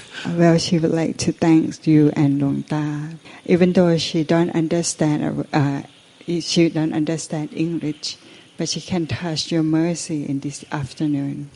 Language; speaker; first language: English; non-native, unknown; Thai